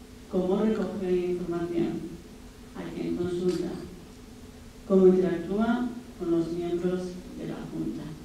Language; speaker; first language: Spanish; native; Spanish